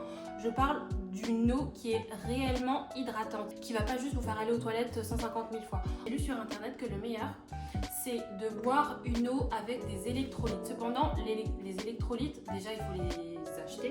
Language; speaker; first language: French; native; French